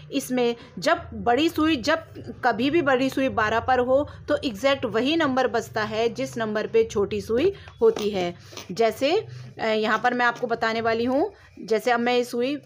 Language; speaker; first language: Hindi; native; Hindi